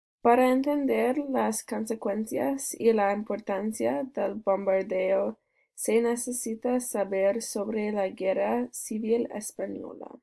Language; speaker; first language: Spanish; non-native, learner; English